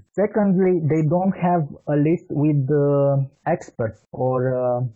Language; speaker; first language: English; non-native, fluent; Romanian